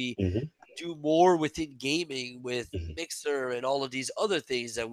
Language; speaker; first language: English; non-native, fluent; French